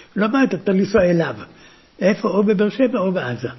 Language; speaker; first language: Hebrew; early bilingual, other home language; German